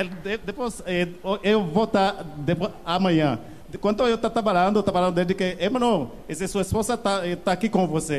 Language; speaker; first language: Portuguese; non-native, learner; Haitian Creole